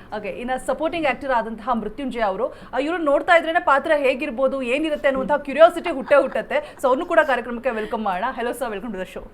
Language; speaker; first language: Kannada; native; Kannada